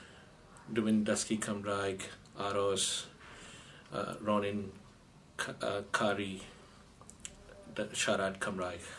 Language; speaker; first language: Welsh; non-native, learner; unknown